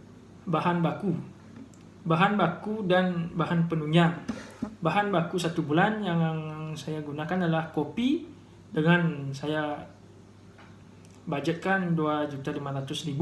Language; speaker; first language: Indonesian; native; Indonesian